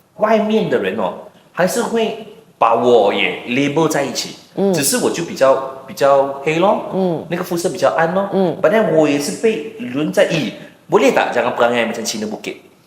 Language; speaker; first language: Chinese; non-native, local second language; English